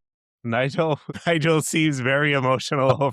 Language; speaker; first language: English; native; English